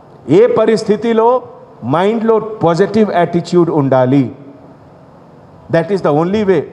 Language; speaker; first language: Telugu; non-native, fluent; Hindi